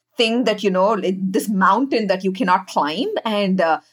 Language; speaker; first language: English; non-native, local second language; Kannada